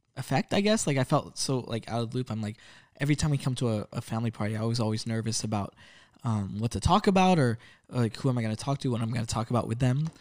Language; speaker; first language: English; early bilingual, other home language; Filipino